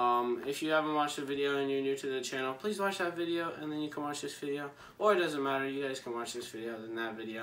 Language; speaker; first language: English; early bilingual, other home language; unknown